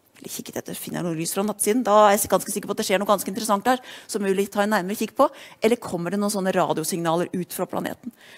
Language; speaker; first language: Norwegian; native; Norwegian